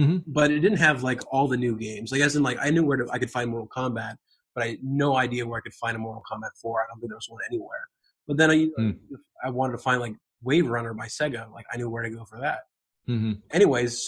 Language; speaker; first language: English; native; English